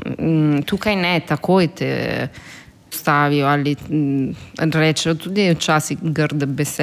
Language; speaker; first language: Slovenian; non-native, fluent; Italian